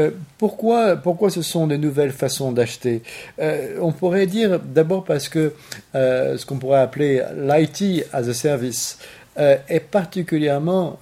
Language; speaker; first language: French; native; French